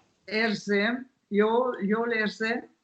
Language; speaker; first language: Hungarian; non-native, learner; French